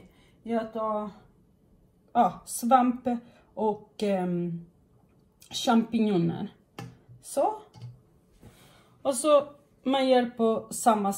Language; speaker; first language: Swedish; non-native, fluent; Portuguese